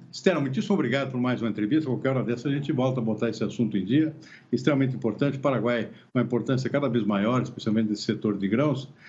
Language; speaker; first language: Portuguese; native; Portuguese